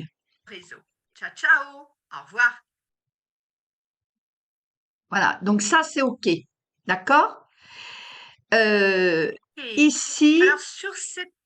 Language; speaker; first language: French; native; French